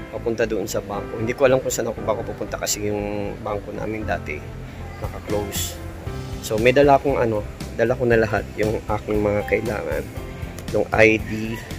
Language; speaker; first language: Filipino; native; Filipino